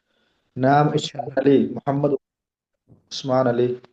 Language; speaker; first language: Arabic; non-native, learner; Urdu